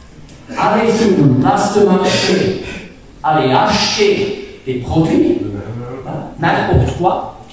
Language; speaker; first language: French; non-native, fluent; German